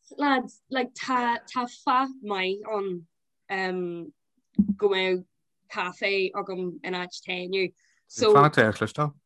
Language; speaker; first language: Irish; non-native, local second language; English